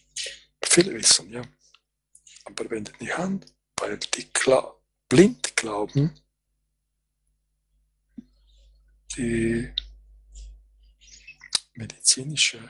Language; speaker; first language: German; non-native, fluent; Croatian